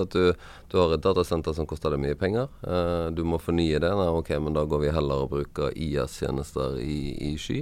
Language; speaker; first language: Norwegian; native; Norwegian